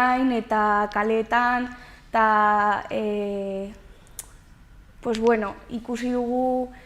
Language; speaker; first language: Basque; non-native, local second language; Spanish